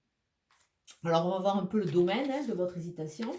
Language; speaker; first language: French; native; French